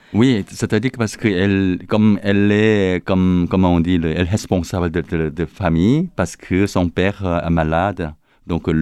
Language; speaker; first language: French; non-native, learner; Korean